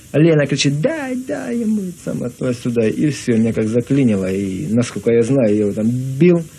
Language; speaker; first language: Russian; native; Russian